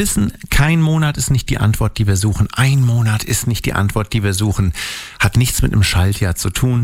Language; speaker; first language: German; native; German